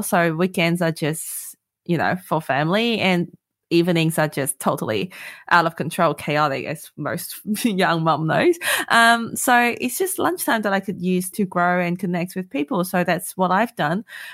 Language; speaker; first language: English; non-native, local second language; Cantonese